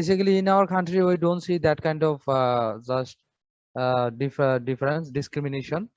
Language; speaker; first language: English; non-native, fluent; Bangla